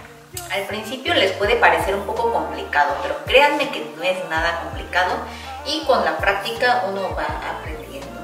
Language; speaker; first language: Spanish; non-native, fluent; Korean